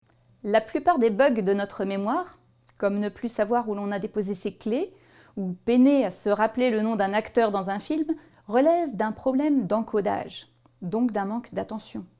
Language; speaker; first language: French; native; French